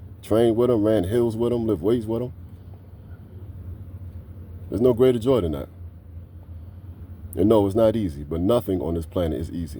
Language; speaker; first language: English; native; English